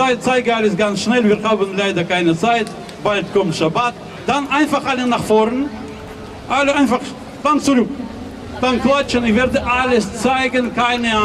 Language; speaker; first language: German; non-native, fluent; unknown